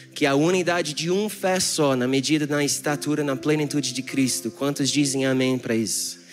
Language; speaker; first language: Portuguese; non-native, fluent; English